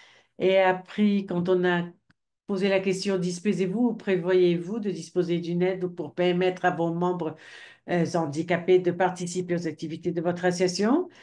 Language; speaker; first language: French; non-native, fluent; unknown